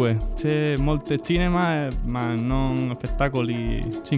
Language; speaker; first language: Italian; non-native, learner; Spanish